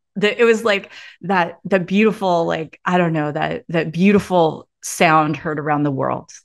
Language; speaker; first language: English; native; English